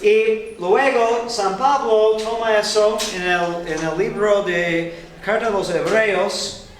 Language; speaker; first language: Spanish; non-native, fluent; English